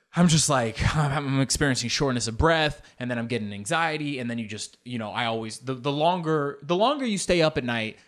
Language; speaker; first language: English; early bilingual, other home language; Spanish